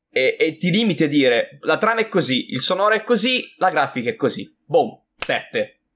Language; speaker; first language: Italian; native; Italian